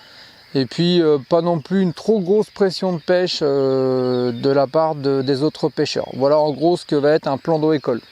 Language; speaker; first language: French; native; French